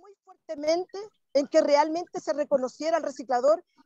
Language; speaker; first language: Spanish; native; Spanish